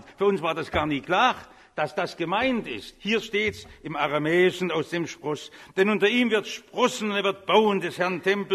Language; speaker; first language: German; native; German